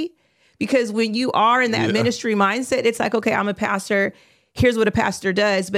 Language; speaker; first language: English; native; English